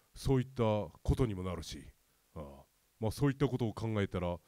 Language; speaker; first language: Japanese; native; Japanese